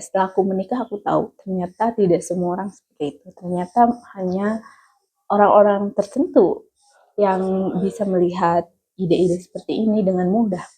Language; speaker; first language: Indonesian; native; Indonesian